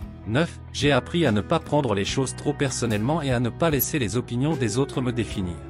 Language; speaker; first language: French; native; French